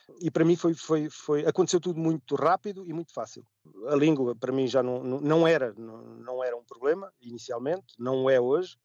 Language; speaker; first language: Portuguese; native; Portuguese